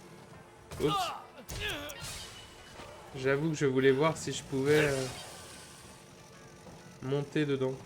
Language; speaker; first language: French; native; French